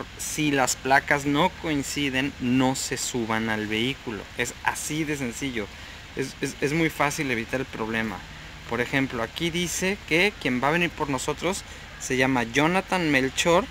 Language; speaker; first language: Spanish; native; Spanish